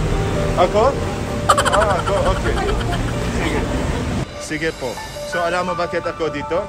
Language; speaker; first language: Filipino; non-native, learner; Arabic